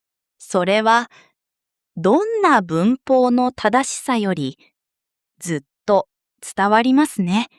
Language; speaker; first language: Japanese; non-native, fluent; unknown